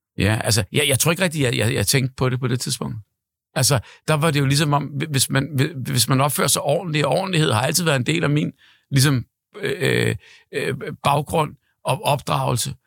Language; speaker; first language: Danish; native; Danish